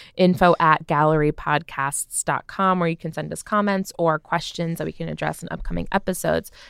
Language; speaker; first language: English; native; English